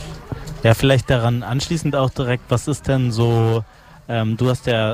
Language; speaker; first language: German; native; German